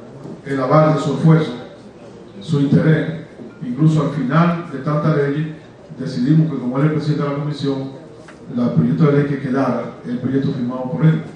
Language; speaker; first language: Spanish; native; Spanish